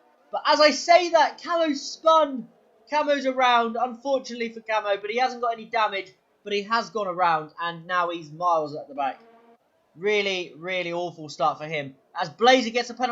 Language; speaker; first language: English; native; English